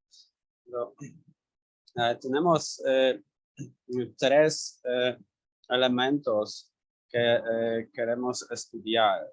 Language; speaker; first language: Spanish; non-native, learner; Polish